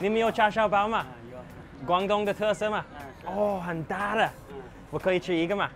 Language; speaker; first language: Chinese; non-native, learner; English